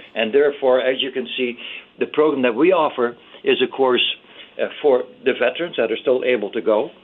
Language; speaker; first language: English; early bilingual, other home language; Dutch